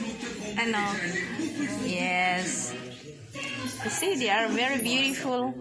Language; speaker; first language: English; non-native, local second language; Filipino